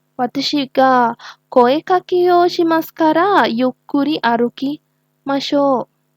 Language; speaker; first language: Japanese; non-native, learner; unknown